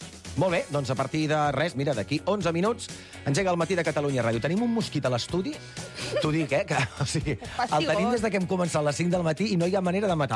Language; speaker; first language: Catalan; native; Catalan